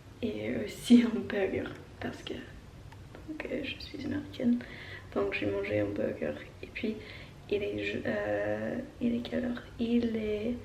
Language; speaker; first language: French; non-native, learner; English